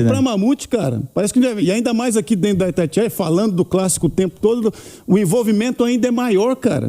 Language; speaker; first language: Portuguese; native; Portuguese